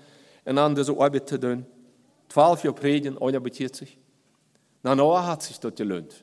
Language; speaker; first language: German; non-native, learner; Plautdietsch